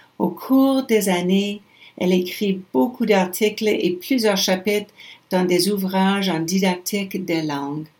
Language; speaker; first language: French; non-native, local second language; English